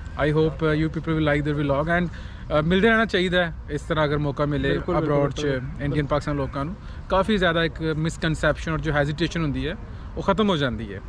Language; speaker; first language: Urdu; non-native, local second language; Punjabi